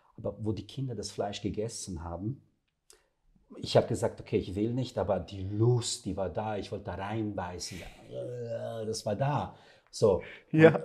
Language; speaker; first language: German; non-native, fluent; Serbian